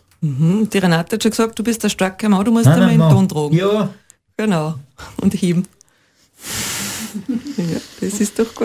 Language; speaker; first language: German; native; German